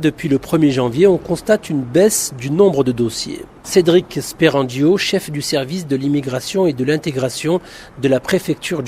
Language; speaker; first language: French; native; French